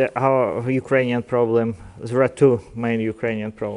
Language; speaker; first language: English; non-native, fluent; Ukrainian